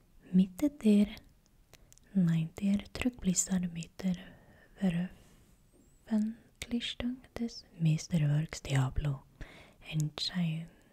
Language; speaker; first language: German; non-native, learner; Swedish